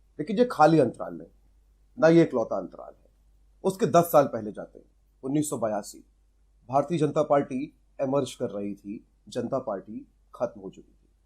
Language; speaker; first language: Hindi; native; Hindi